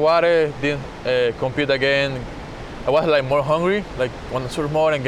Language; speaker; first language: English; non-native, learner; Spanish